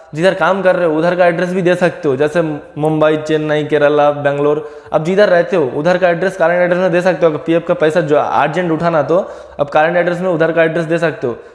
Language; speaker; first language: Hindi; non-native, local second language; Bangla